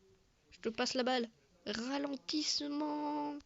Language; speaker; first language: French; native; French